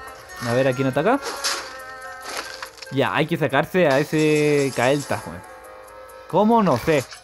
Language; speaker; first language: Spanish; native; Spanish